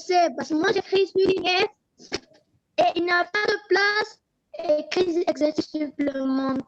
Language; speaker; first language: French; non-native, learner; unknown